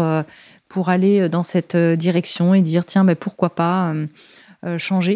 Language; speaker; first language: French; native; French